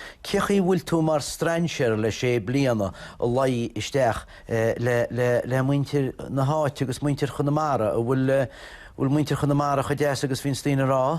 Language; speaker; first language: Irish; native; Irish